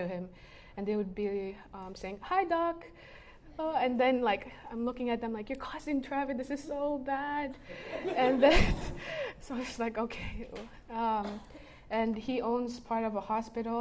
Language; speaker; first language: English; early bilingual, other home language; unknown